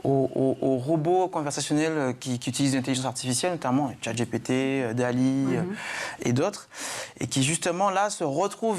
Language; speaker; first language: French; native; French